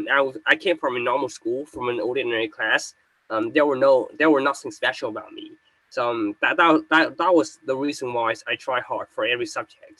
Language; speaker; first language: English; non-native, fluent; Vietnamese